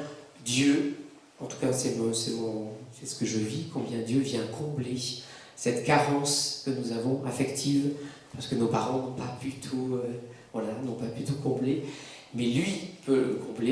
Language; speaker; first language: French; native; French